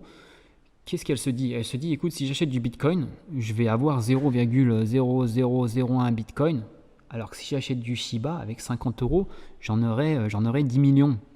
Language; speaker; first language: French; native; French